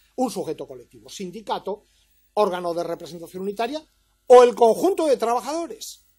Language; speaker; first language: Spanish; native; Spanish